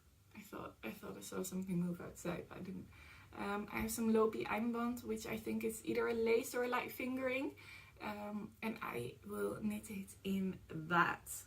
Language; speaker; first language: English; non-native, fluent; Dutch